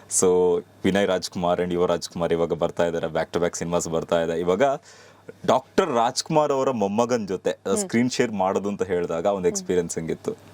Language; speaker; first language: Kannada; native; Kannada